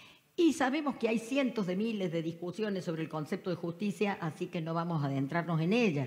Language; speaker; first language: Spanish; native; Spanish